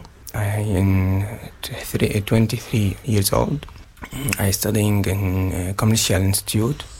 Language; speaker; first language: English; non-native, learner; Arabic